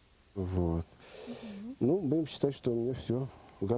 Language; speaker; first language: Russian; native; Russian